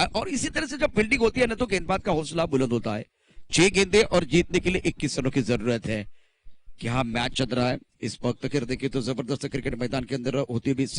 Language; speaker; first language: Hindi; non-native, local second language; Marathi